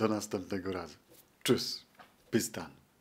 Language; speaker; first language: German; non-native, fluent; Polish